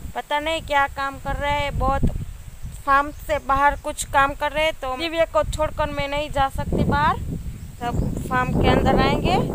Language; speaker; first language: Hindi; non-native, local second language; Gujarati